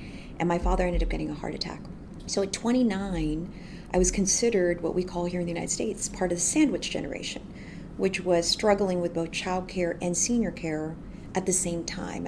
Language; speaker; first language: English; non-native, local second language; Filipino